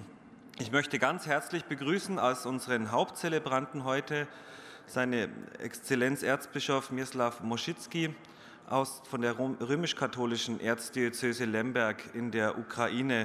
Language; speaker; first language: German; native; German